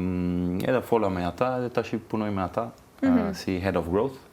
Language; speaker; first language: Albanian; non-native, learner; Turkish